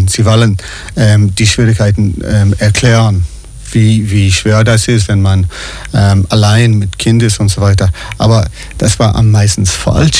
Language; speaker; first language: German; non-native, fluent; English